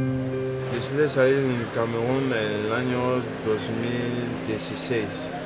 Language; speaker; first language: Spanish; non-native, learner; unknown